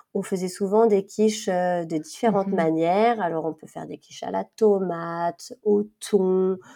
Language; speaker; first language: French; native; French